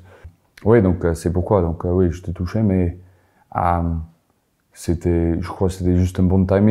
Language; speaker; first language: French; non-native, fluent; Afrikaans